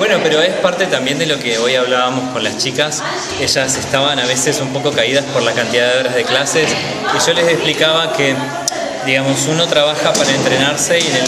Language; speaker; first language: Spanish; native; Spanish